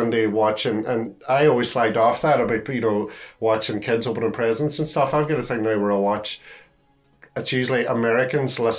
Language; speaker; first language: English; native; English